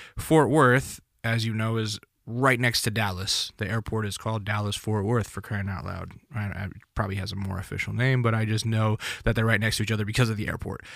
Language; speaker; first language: English; native; English